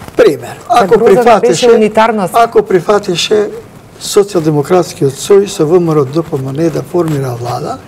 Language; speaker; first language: Macedonian; non-native, local second language; Albanian